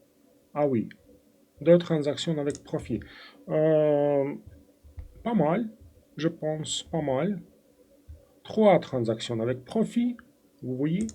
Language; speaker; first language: French; non-native, fluent; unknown